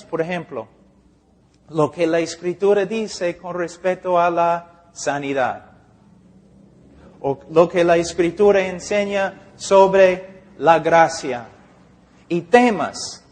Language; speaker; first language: Spanish; non-native, fluent; English